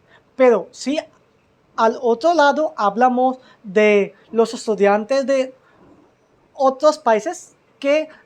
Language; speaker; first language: Spanish; non-native, learner; Hindi